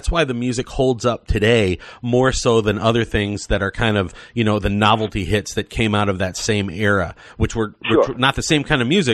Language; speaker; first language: English; native; English